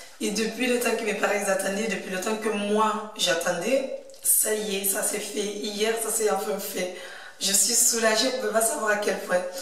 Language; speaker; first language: French; early bilingual, other home language; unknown